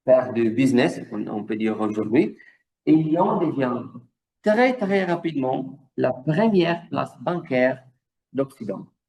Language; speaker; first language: French; non-native, fluent; Italian